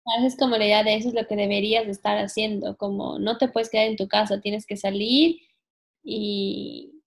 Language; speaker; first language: Spanish; native; Spanish